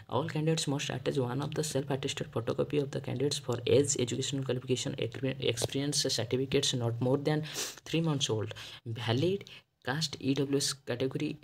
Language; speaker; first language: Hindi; non-native, local second language; Odia